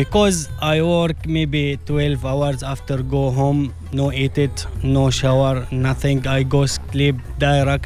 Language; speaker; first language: English; non-native, learner; Arabic